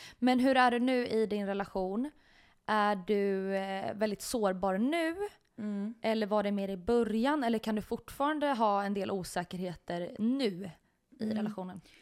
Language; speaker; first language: Swedish; native; Swedish